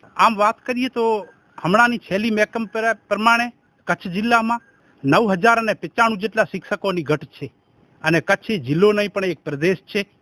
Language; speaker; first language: Gujarati; non-native, local second language; Kachhi